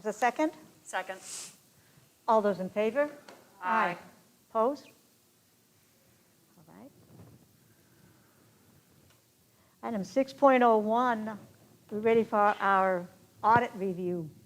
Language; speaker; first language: English; native; English